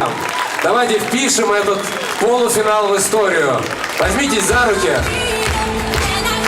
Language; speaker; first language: Russian; native; Russian